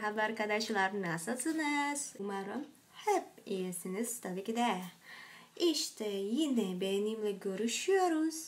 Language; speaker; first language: Turkish; non-native, fluent; Indonesian